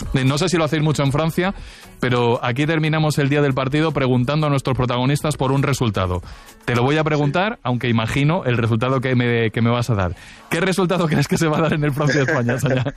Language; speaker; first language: Spanish; native; Spanish